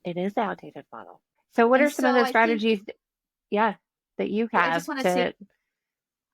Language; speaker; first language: English; native; English